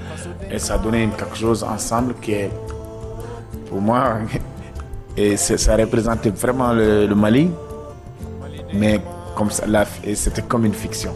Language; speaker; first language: French; non-native, local second language; Bambara